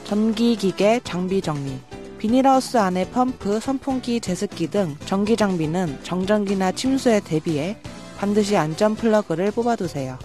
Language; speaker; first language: Korean; native; Korean